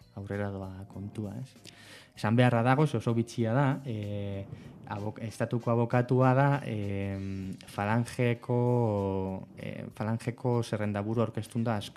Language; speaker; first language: Basque; non-native, local second language; Spanish